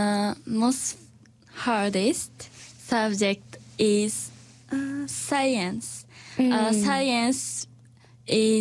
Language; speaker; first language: English; non-native, learner; Japanese